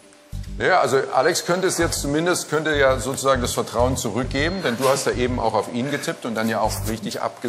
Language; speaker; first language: German; native; German